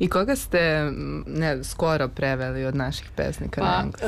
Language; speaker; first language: Serbian; native; Serbian